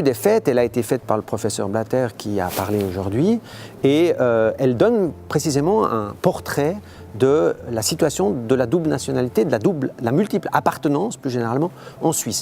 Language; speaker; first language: French; native; French